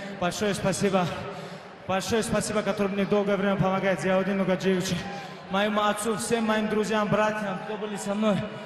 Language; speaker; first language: Russian; non-native, local second language; Avaric